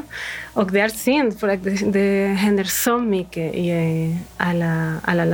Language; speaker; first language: Swedish; non-native, fluent; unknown